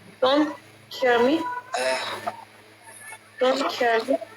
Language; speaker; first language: English; non-native, learner; Korean